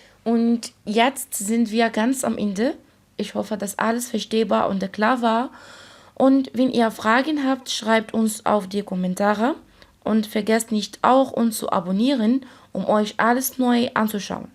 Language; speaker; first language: German; non-native, fluent; Arabic